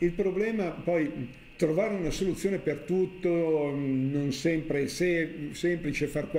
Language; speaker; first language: Italian; native; Italian